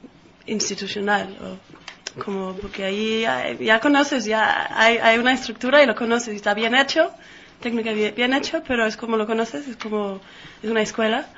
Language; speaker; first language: Spanish; non-native, fluent; Danish